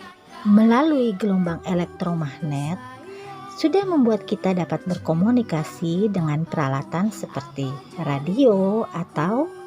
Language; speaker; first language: Indonesian; native; Indonesian